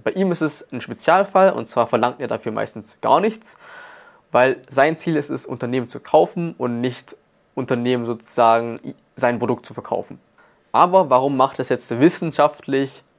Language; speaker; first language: German; native; German